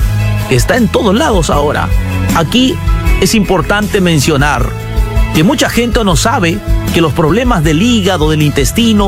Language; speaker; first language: Spanish; native; Spanish